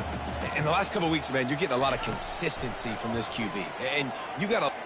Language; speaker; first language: English; native; English